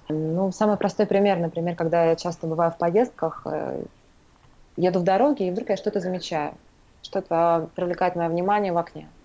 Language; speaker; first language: Russian; native; Russian